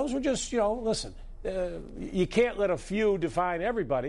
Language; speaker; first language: English; native; English